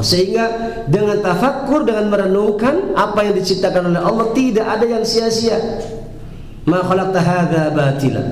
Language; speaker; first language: Indonesian; native; Indonesian